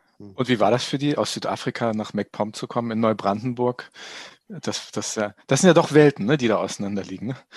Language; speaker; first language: German; native; German